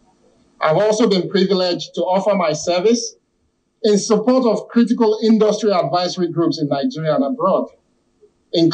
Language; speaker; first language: English; non-native, local second language; Yoruba